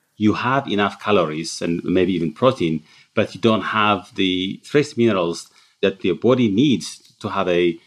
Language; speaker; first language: English; non-native, fluent; Tigrinya